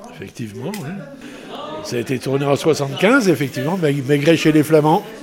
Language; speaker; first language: French; native; French